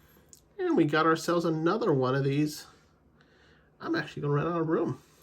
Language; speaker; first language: English; native; English